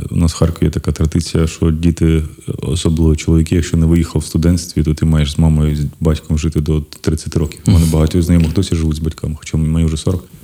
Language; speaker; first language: Ukrainian; non-native, local second language; Russian